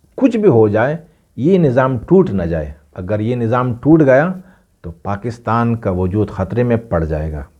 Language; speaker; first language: Urdu; non-native, local second language; Pashto